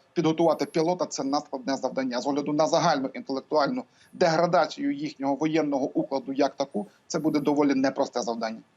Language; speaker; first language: Ukrainian; native; Ukrainian